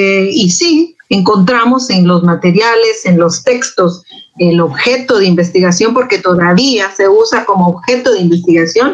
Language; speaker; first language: Spanish; native; Spanish